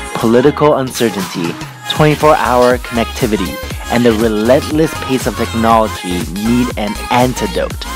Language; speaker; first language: English; native; English